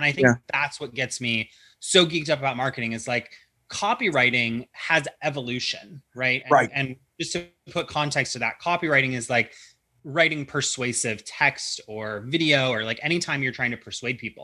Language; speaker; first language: English; native; English